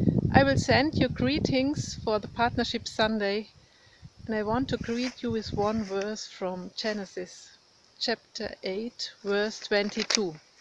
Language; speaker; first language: English; non-native, fluent; German